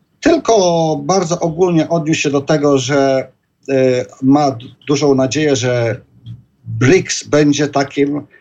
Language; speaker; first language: Polish; native; Polish